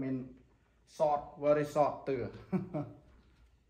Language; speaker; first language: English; non-native, learner; Khmer